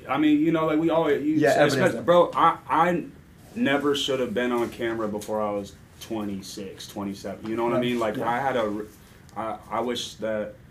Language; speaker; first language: English; native; English